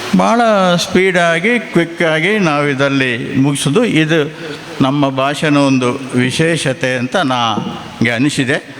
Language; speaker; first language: Kannada; native; Kannada